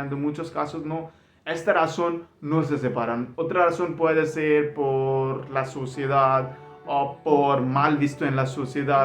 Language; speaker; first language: Spanish; non-native, learner; Hindi